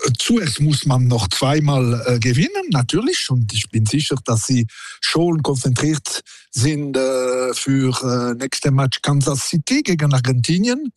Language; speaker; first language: German; non-native, local second language; French